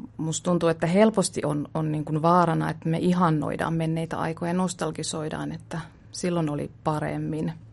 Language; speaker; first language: Finnish; native; Finnish